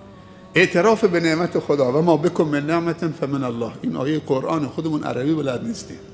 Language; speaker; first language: Persian; native; Persian